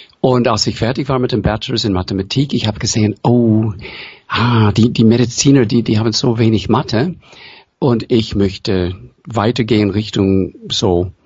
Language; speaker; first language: German; early bilingual, heritage; English